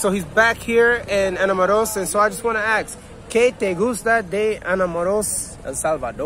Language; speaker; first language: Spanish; non-native, learner; English